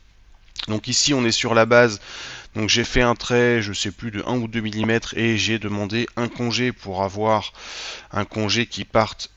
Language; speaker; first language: French; native; French